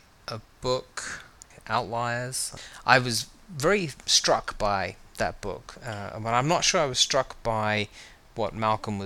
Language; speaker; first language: English; native; English